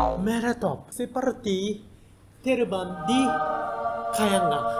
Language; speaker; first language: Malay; non-native, learner; Japanese